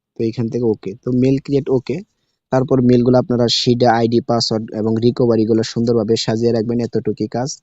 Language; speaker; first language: Bangla; native; Bangla